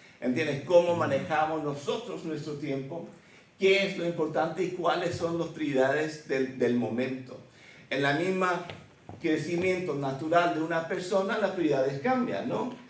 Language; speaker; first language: Spanish; early bilingual, other home language; Swedish